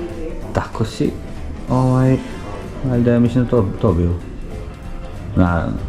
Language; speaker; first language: Serbian; native; Serbian